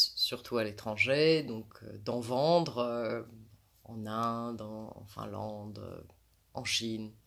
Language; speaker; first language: French; native; French